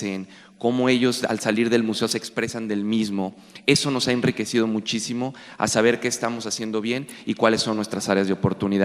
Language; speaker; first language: Spanish; native; Spanish